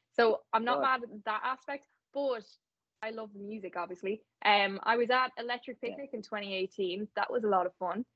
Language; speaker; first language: English; native; English